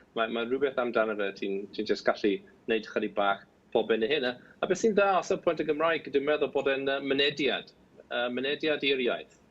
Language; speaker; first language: Welsh; non-native, local second language; English